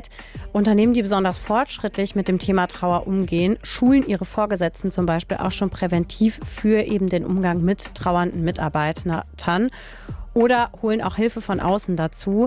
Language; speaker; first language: German; native; German